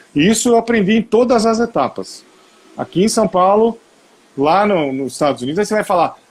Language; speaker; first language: Portuguese; native; Portuguese